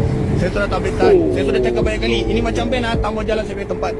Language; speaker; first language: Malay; non-native, local second language; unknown